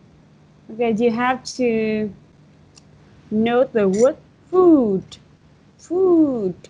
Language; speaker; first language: English; non-native, fluent; Vietnamese